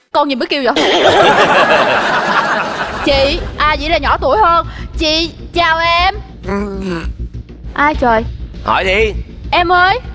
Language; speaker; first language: Vietnamese; native; Vietnamese